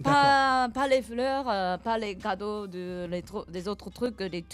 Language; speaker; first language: French; non-native, fluent; Japanese